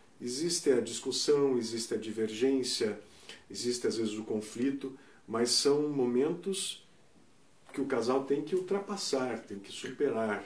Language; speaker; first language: Portuguese; native; Portuguese